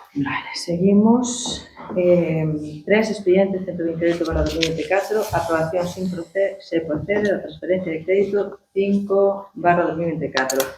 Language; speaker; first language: Spanish; non-native, local second language; Galician